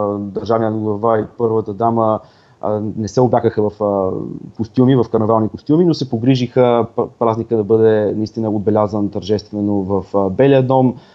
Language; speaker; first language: Bulgarian; native; Bulgarian